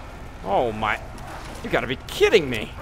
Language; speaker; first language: English; native; English